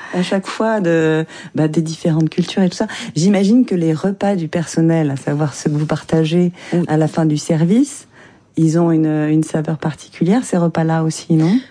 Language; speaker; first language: French; native; French